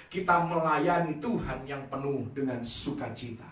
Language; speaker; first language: Indonesian; native; Indonesian